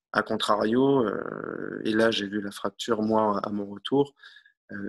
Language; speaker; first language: French; native; French